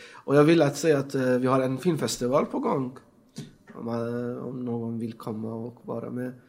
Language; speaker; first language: Swedish; non-native, fluent; Persian